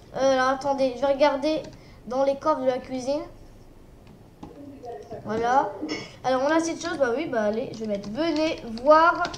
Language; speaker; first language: French; native; French